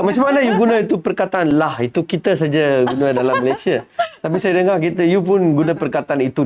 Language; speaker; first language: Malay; non-native, local second language; Tamil